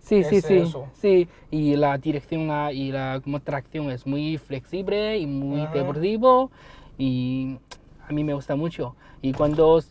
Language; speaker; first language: Spanish; non-native, learner; Chinese